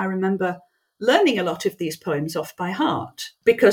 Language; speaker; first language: English; non-native, local second language; French